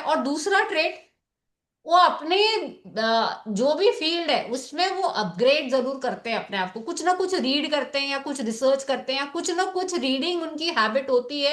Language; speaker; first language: Hindi; native; Hindi